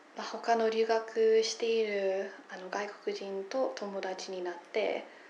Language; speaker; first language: Japanese; non-native, fluent; English